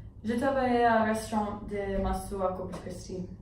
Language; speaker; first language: French; non-native, learner; English